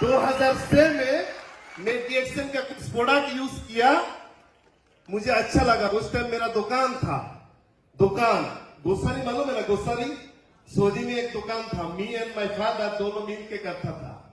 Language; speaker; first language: Hindi; non-native, learner; Bangla